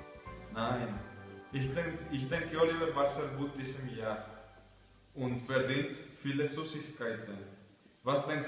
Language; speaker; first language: German; non-native, learner; English